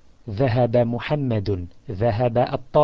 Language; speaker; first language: Arabic; non-native, fluent; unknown